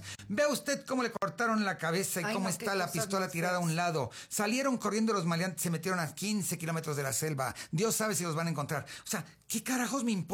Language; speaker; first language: Spanish; native; Spanish